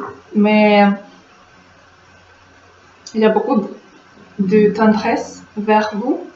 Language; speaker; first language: French; non-native, fluent; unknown